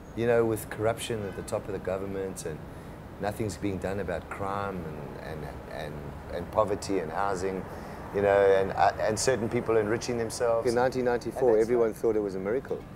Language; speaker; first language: English; native; English